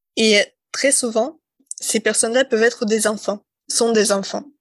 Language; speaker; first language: French; non-native, fluent; Russian